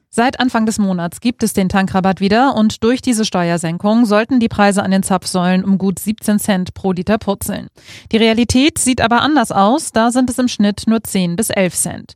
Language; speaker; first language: German; native; German